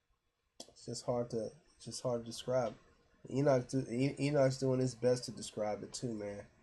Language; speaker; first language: English; native; English